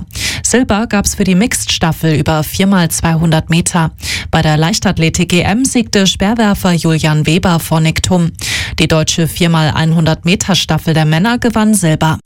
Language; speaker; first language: German; native; German